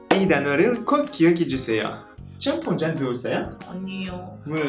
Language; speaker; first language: Korean; non-native, learner; French